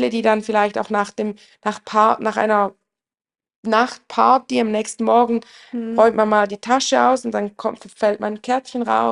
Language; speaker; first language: German; native; German